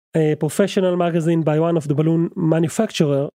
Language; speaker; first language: English; non-native, fluent; Hebrew